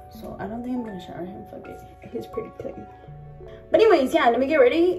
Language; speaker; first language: English; early bilingual, other home language; Spanish